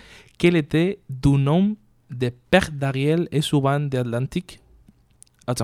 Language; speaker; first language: French; non-native, learner; Spanish